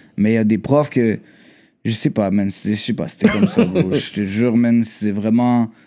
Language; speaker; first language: French; native; French